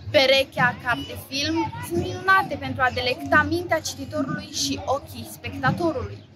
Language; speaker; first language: Romanian; native; Romanian